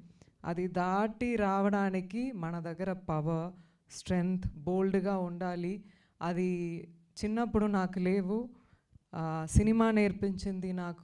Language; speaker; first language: Telugu; non-native, fluent; Tamil